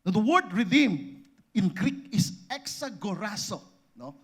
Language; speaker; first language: English; non-native, local second language; Filipino